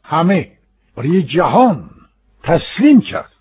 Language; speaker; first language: Persian; non-native, fluent; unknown